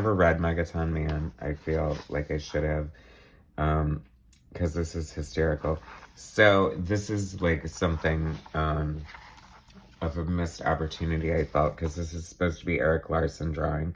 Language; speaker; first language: English; native; English